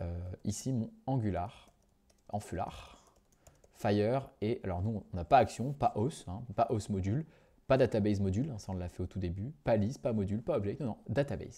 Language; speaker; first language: French; native; French